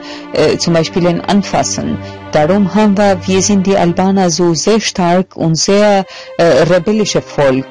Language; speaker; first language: German; non-native, fluent; Albanian